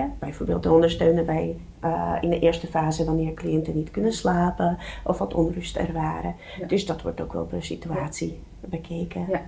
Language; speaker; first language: Dutch; non-native, fluent; Czech